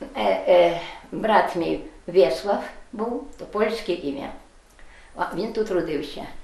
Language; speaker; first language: Ukrainian; native; Ukrainian